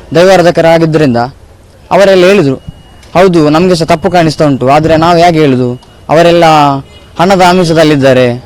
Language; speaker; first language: Kannada; non-native, local second language; Tulu